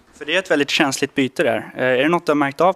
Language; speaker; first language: Swedish; native; Swedish